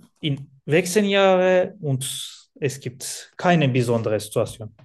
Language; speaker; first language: German; non-native, learner; Turkish